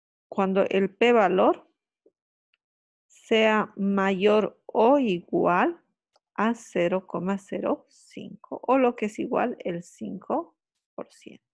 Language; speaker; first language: Spanish; native; Spanish